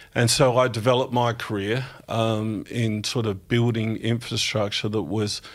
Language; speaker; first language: English; native; English